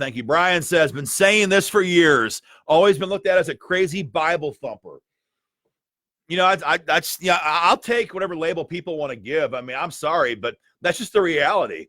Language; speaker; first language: English; native; English